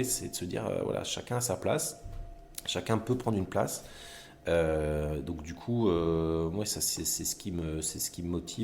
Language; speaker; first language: French; native; French